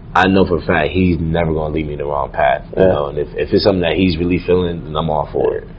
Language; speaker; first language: English; native; English